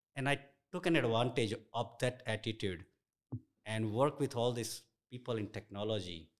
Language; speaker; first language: English; non-native, local second language; Gujarati